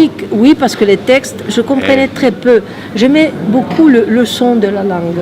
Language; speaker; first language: French; non-native, fluent; Spanish